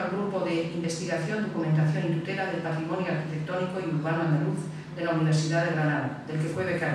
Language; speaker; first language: Spanish; native; Spanish